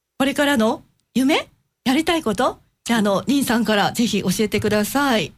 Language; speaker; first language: Japanese; native; Japanese